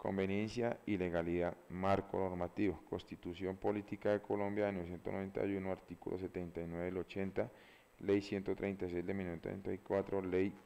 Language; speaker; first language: Spanish; native; Spanish